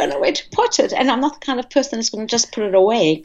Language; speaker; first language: English; native; English